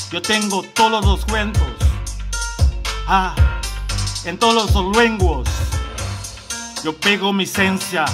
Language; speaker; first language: Spanish; non-native, learner; Papiamento